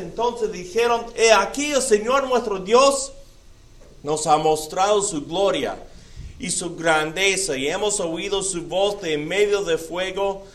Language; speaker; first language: Spanish; non-native, fluent; English